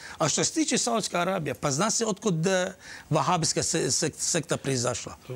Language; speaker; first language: Croatian; non-native, fluent; Arabic